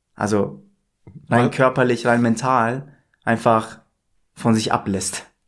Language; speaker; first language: German; native; German